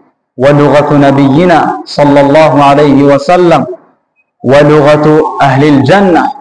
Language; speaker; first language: Arabic; non-native, fluent; Urdu